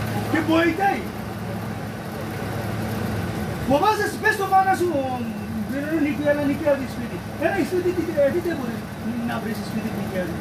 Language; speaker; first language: Greek; non-native, learner; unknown